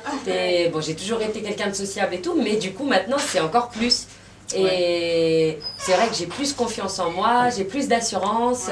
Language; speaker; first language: French; native; French